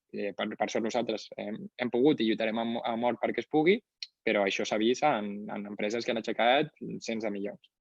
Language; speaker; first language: Catalan; non-native, local second language; Spanish